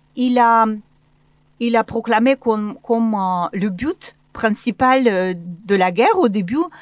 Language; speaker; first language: French; non-native, fluent; Russian